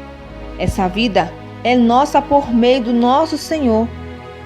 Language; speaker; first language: Portuguese; native; Portuguese